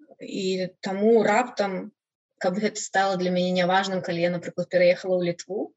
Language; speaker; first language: Belarusian; non-native, local second language; Russian